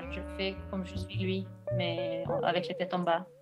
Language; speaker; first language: French; non-native, learner; Norwegian